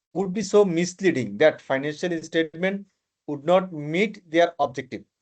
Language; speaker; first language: English; non-native, local second language; Bangla